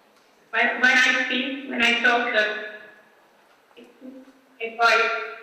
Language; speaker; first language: English; non-native, learner; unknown